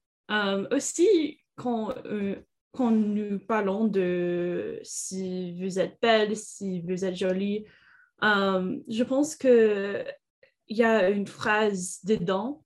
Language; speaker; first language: French; non-native, learner; English